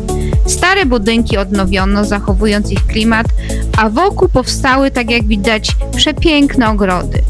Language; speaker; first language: Polish; native; Polish